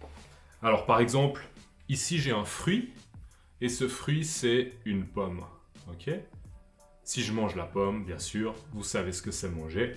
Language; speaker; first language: French; native; French